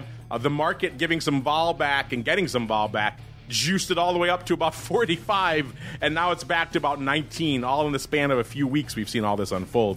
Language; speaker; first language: English; native; English